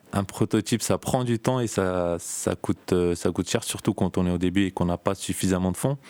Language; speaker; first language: French; early bilingual, other home language; Turkish